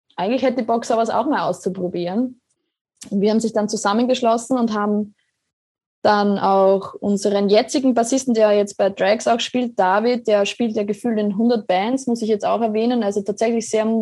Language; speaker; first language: German; native; German